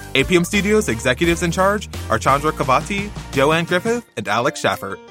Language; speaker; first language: English; native; English